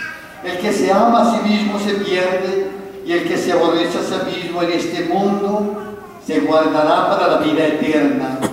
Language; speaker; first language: Spanish; native; Spanish